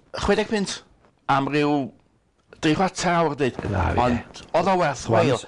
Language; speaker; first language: Welsh; native; Welsh